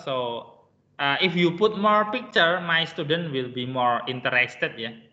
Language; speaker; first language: English; non-native, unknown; Indonesian